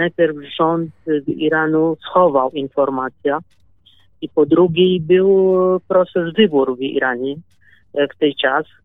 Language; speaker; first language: Polish; non-native, learner; Kurdish